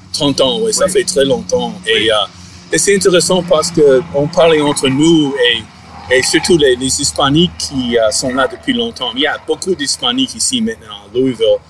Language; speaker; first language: French; non-native, fluent; English